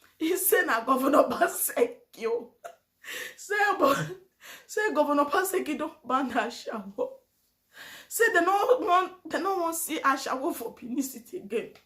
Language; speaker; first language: Nigerian Pidgin; native; Nigerian Pidgin